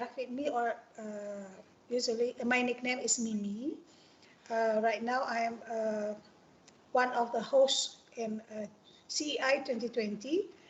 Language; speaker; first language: English; non-native, fluent; Indonesian